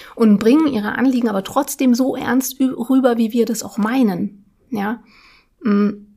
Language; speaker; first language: German; early bilingual, other home language; Russian